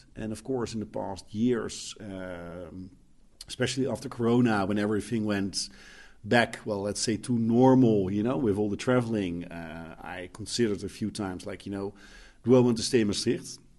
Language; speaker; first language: English; non-native, fluent; Dutch